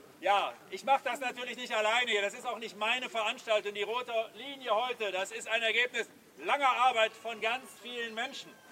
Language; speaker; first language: German; native; German